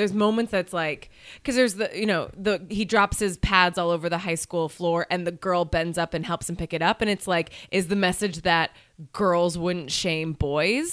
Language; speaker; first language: English; native; English